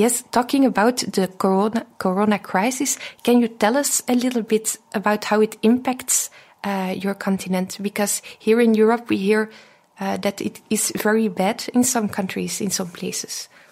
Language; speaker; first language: English; non-native, fluent; Dutch